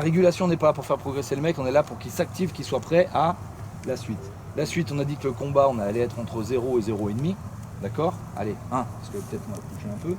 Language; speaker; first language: French; native; French